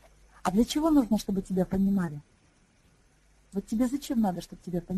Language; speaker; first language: Russian; native; Russian